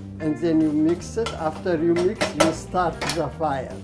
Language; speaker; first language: English; non-native, learner; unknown